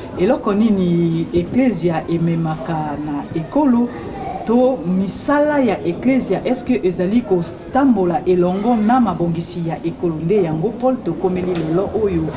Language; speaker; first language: Lingala; native; Lingala